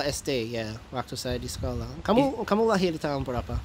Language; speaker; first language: Indonesian; non-native, fluent; English